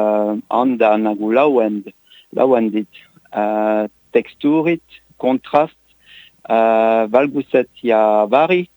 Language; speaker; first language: Estonian; non-native, learner; French